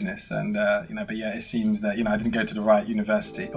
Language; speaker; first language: English; native; English